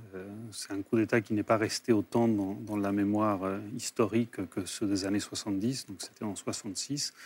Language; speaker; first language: French; early bilingual, other home language; Spanish